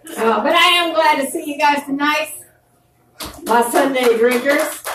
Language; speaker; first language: English; native; English